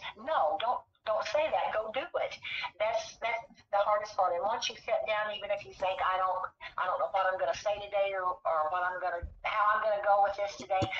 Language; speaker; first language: English; native; English